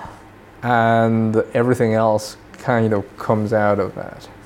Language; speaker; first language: English; early bilingual, other home language; Swedish